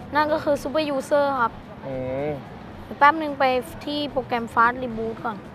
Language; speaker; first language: Thai; native; Thai